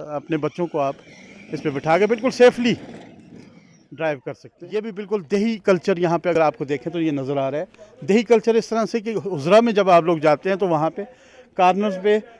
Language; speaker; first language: Urdu; non-native, local second language; Northern Hindko